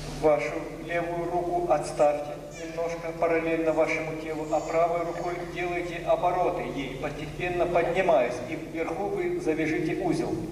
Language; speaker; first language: Russian; native; Russian